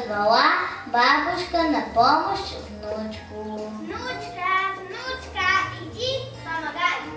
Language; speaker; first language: Russian; non-native, learner; Bulgarian